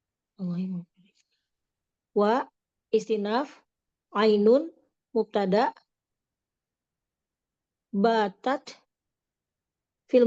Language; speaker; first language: Arabic; non-native, learner; Indonesian